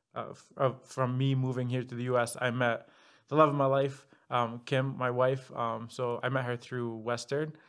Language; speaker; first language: English; non-native, fluent; Arabic